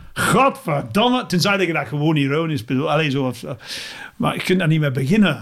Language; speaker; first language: Dutch; non-native, fluent; English